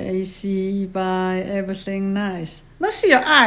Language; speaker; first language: English; non-native, learner; Chinese